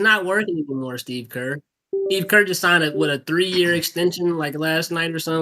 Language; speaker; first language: English; native; English